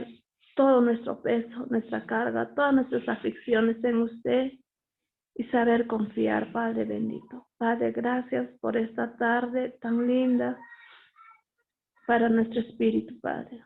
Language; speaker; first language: Spanish; native; Spanish